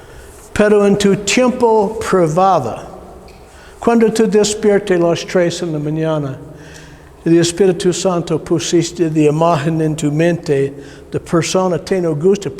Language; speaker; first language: Spanish; non-native, learner; English